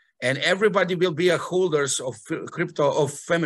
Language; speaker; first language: English; non-native, fluent; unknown